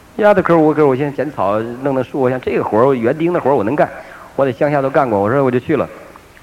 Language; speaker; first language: Chinese; native; Chinese